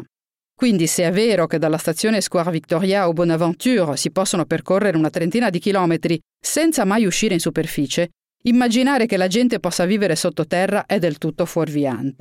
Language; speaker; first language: Italian; native; Italian